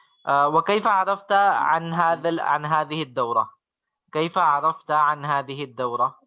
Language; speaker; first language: Arabic; non-native, fluent; Urdu